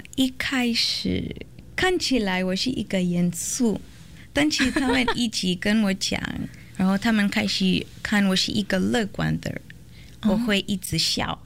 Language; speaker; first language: Chinese; non-native, learner; Portuguese